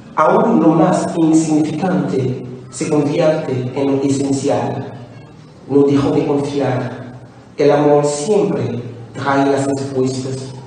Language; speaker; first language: Spanish; non-native, fluent; Haitian Creole